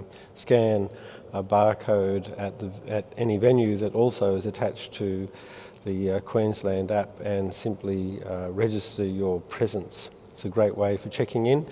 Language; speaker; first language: English; native; English